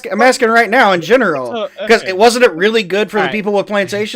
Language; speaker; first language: English; native; English